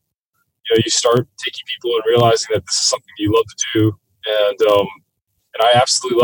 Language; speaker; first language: English; native; English